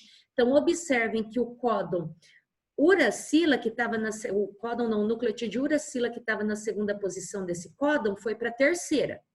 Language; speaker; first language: Portuguese; native; Portuguese